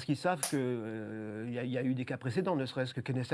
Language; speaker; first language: French; native; French